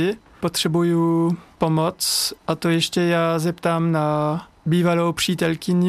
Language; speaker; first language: Czech; non-native, learner; French